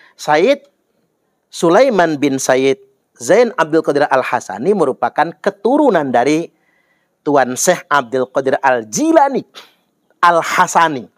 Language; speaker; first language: Indonesian; native; Indonesian